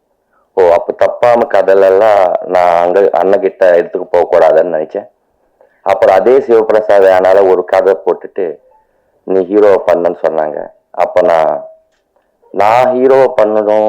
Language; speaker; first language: Tamil; non-native, learner; Telugu